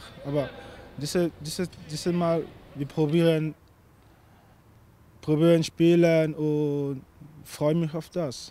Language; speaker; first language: German; non-native, learner; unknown